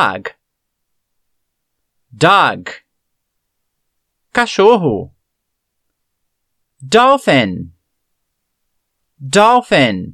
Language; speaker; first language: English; non-native, fluent; Portuguese